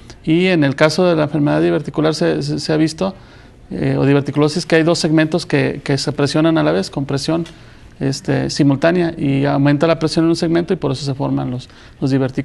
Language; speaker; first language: Spanish; native; Spanish